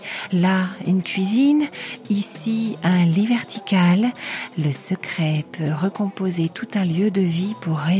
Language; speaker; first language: French; native; French